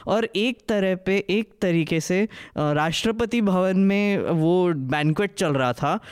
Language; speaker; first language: Hindi; native; Hindi